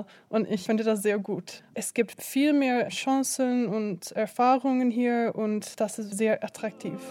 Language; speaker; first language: German; non-native, fluent; English